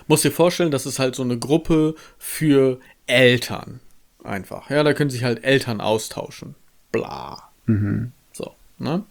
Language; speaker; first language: German; native; German